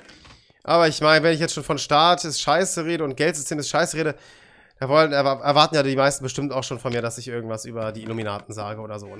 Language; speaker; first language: German; native; German